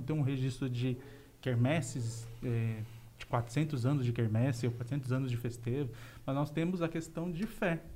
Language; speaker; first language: Portuguese; native; Portuguese